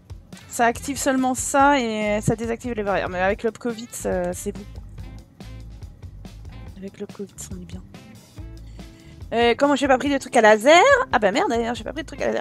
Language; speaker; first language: French; native; French